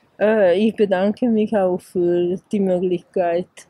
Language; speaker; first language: German; non-native, fluent; Hungarian